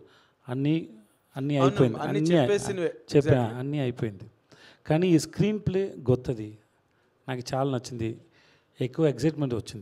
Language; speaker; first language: Telugu; non-native, learner; Tamil